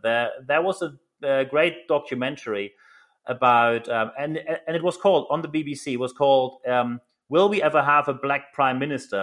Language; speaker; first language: English; non-native, fluent; German